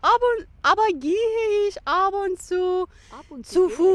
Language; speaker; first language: German; non-native, fluent; Persian